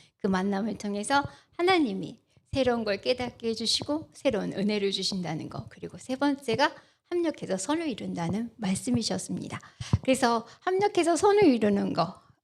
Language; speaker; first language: Korean; native; Korean